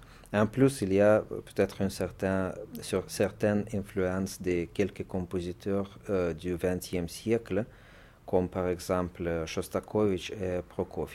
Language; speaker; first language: French; non-native, fluent; Russian